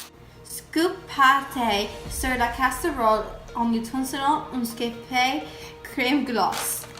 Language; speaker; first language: French; non-native, learner; English